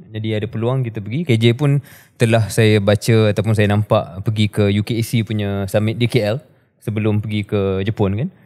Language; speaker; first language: Malay; native; Malay